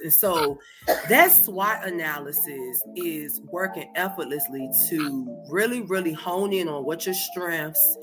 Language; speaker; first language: English; native; English